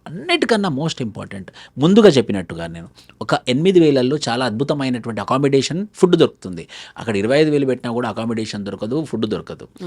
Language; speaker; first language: Telugu; native; Telugu